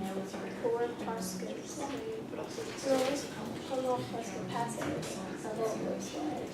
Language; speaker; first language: French; non-native, learner; English